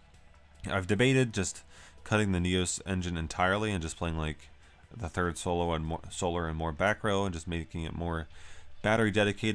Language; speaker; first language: English; native; English